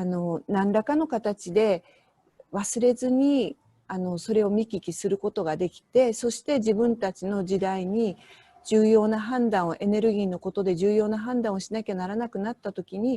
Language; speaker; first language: Japanese; native; Japanese